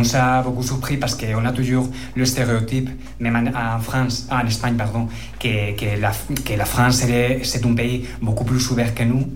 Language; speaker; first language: French; non-native, fluent; Spanish